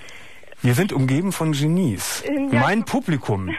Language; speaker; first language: German; native; German